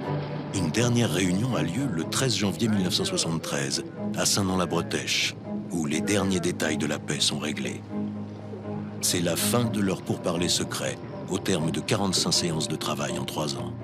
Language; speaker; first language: French; native; French